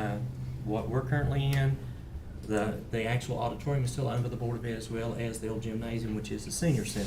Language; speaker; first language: English; native; English